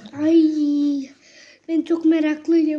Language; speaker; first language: Turkish; early bilingual, heritage; Turkish